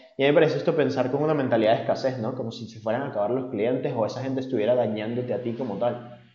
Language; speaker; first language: Spanish; native; Spanish